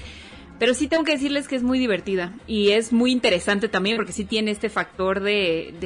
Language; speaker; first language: Spanish; native; Spanish